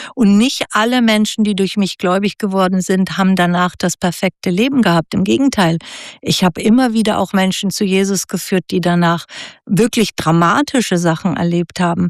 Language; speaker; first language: German; native; German